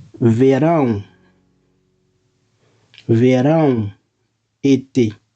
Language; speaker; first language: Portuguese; non-native, fluent; Haitian Creole